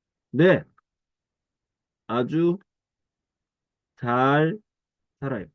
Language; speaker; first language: Korean; native; Korean